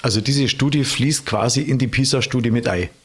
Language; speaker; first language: German; native; German